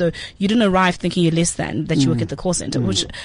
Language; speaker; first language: English; non-native, local second language; Zulu